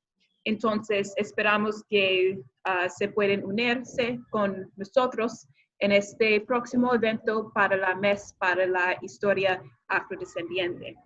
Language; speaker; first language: Spanish; non-native, fluent; English